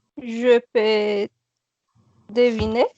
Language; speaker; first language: French; non-native, learner; Portuguese